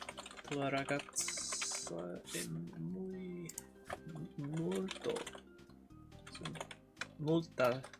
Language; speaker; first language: Italian; non-native, learner; English